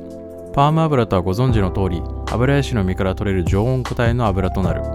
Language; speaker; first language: Japanese; native; Japanese